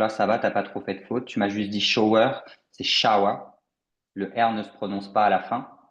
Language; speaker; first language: French; native; French